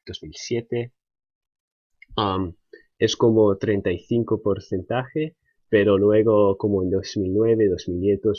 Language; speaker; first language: Spanish; non-native, fluent; English